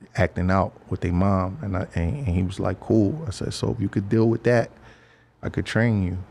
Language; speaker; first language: English; native; English